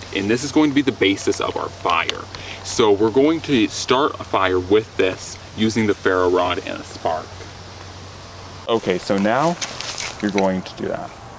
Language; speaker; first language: English; native; English